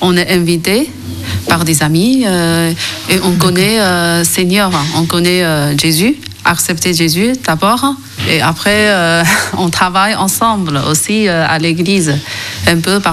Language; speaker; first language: French; non-native, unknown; Chinese